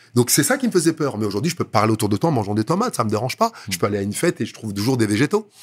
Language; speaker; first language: French; native; French